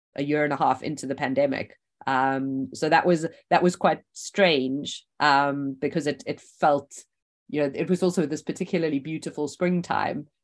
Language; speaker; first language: English; native; English